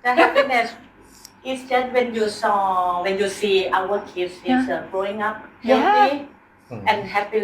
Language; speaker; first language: English; non-native, fluent; Thai